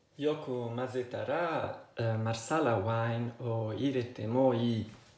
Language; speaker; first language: Japanese; non-native, learner; Italian